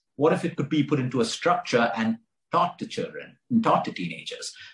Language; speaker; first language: English; non-native, local second language; Konkani